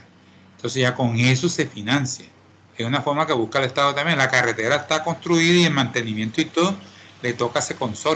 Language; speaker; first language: Spanish; native; Spanish